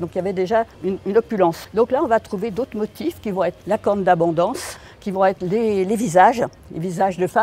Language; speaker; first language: French; native; French